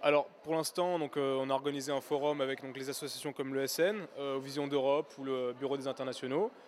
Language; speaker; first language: French; native; French